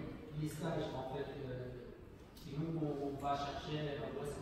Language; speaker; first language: French; non-native, learner; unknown